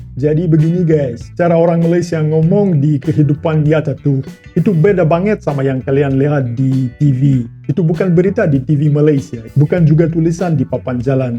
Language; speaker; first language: Indonesian; non-native, fluent; Russian